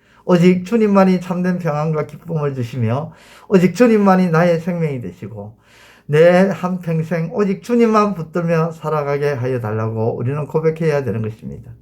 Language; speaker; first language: Korean; native; Korean